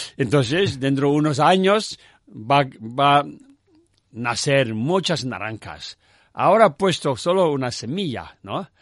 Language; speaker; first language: Spanish; non-native, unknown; Tibetan